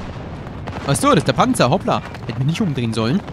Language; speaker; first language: German; native; German